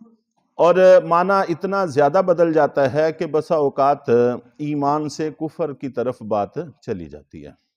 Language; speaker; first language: Urdu; native; Urdu